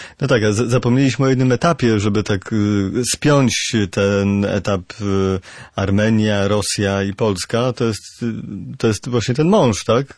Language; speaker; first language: Polish; native; Polish